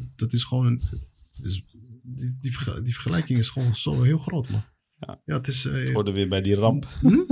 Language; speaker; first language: Dutch; native; Dutch